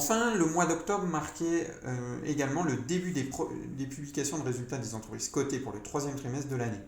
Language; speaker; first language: French; native; French